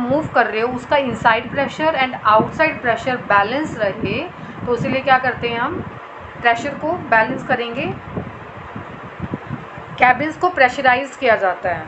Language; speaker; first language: Hindi; native; Hindi